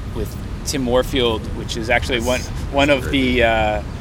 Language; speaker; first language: English; native; English